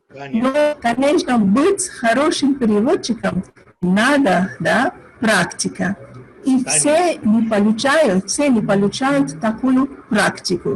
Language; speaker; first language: Russian; non-native, fluent; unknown